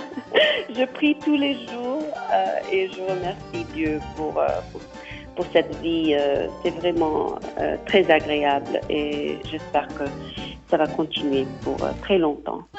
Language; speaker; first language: French; non-native, fluent; Kabuverdianu